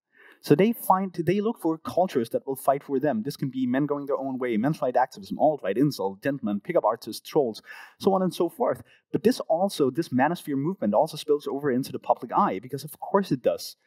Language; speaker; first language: English; non-native, fluent; Danish